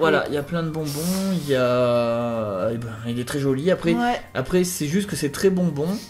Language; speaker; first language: French; native; French